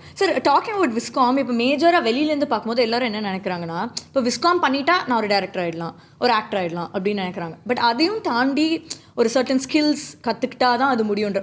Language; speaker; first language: Tamil; native; Tamil